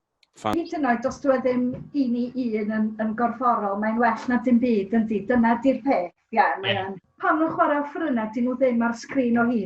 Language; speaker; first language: Welsh; native; Welsh